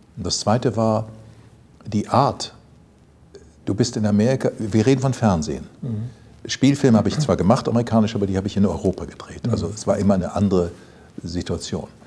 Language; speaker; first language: German; native; German